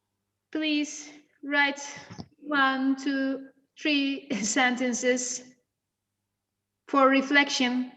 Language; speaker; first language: English; non-native, fluent; Turkish